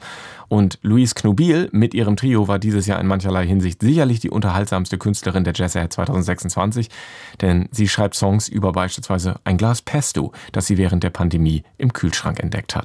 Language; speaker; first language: German; native; German